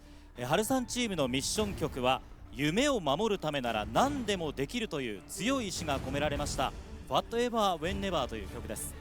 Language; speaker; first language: Japanese; native; Japanese